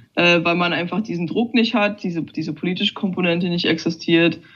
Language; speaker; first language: German; native; German